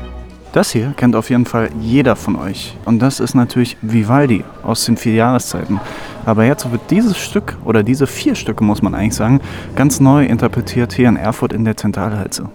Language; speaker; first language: German; native; German